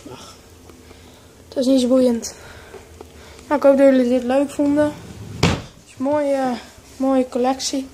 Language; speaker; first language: Dutch; native; Dutch